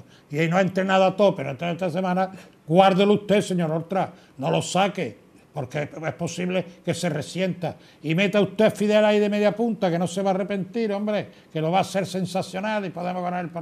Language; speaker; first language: Spanish; native; Spanish